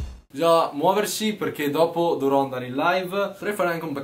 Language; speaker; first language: Italian; native; Italian